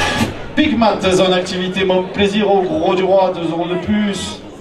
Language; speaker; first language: French; native; French